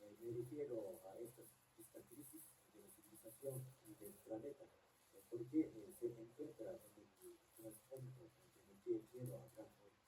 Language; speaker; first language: Spanish; non-native, fluent; Japanese